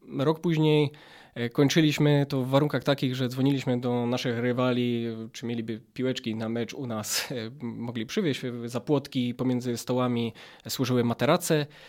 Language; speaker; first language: Polish; native; Polish